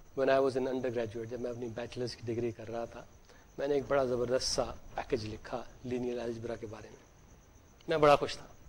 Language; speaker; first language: Urdu; native; Urdu